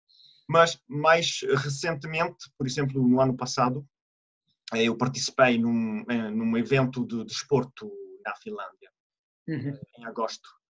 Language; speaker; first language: Portuguese; non-native, fluent; Italian